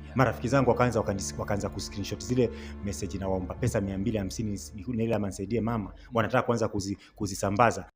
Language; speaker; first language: Swahili; native; Swahili